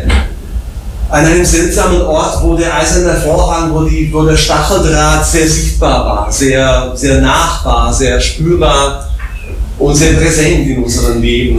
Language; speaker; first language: German; non-native, fluent; Slovak